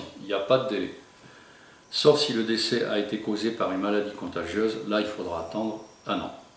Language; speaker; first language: French; native; French